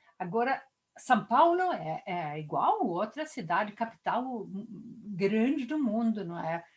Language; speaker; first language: Portuguese; non-native, fluent; Swedish